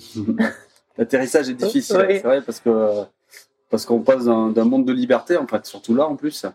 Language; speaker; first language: French; native; French